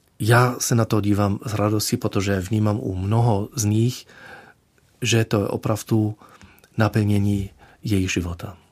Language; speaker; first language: Czech; non-native, fluent; German